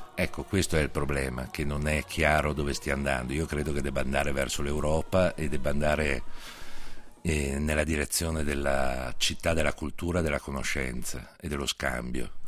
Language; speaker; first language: Italian; native; Italian